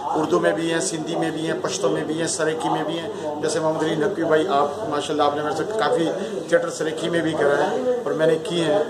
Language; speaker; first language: Urdu; non-native, local second language; Pashto